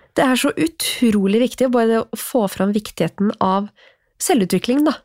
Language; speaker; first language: Norwegian; native; Norwegian